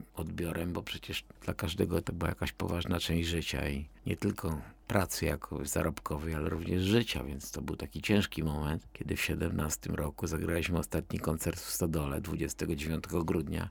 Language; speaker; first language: Polish; native; Polish